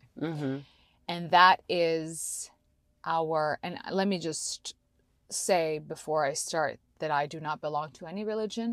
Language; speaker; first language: English; native; English